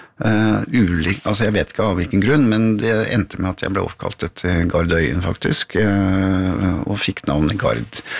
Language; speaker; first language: Norwegian; native; Norwegian